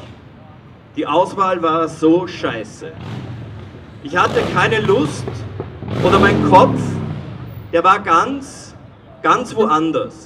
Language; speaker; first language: German; native; German